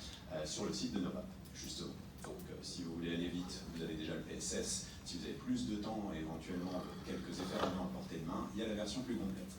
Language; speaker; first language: French; native; French